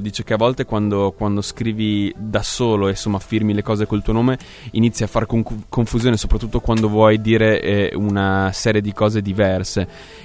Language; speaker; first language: Italian; native; Italian